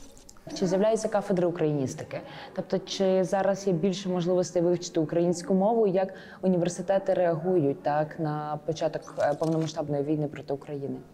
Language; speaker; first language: Ukrainian; native; Ukrainian